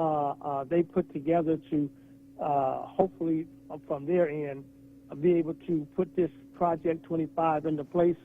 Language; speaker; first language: English; native; English